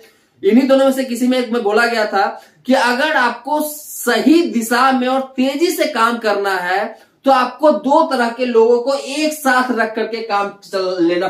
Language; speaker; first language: Hindi; native; Hindi